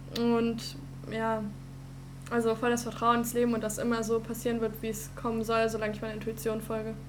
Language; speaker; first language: German; native; German